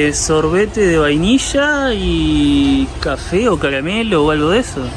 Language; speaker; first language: Spanish; native; Spanish